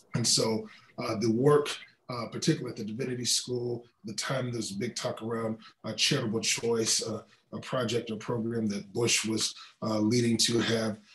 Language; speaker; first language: English; native; English